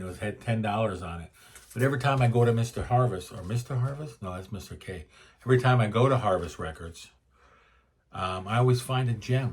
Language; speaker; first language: English; native; English